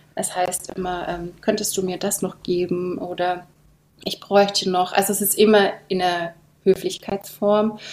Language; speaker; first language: German; native; German